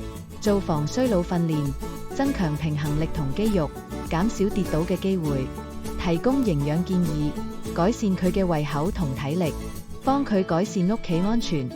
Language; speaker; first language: Cantonese; native; Cantonese